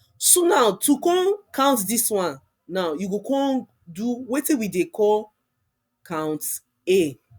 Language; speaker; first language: Nigerian Pidgin; non-native, local second language; Yoruba